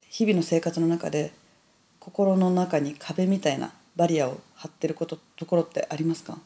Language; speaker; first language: Japanese; native; Japanese